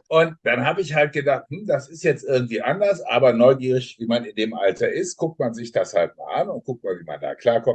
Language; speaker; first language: German; native; German